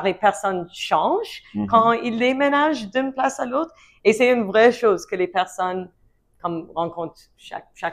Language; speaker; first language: French; non-native, learner; English